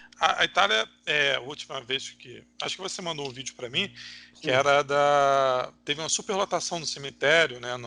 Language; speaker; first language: Portuguese; native; Portuguese